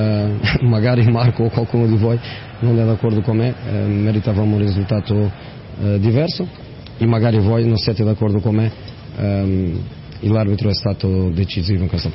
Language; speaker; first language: Italian; non-native, fluent; Portuguese